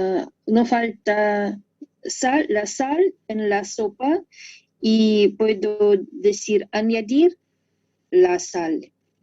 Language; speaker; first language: Spanish; non-native, learner; Russian